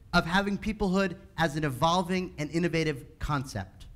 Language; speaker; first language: English; native; English